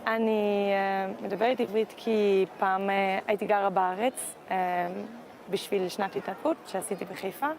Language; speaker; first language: Hebrew; non-native, fluent; German